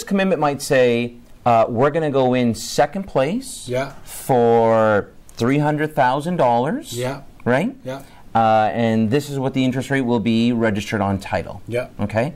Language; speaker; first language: English; native; English